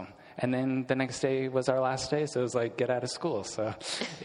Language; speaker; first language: English; native; English